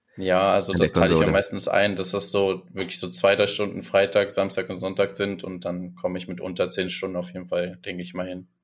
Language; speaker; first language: German; native; German